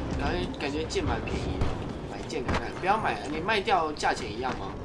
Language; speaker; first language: Chinese; native; Chinese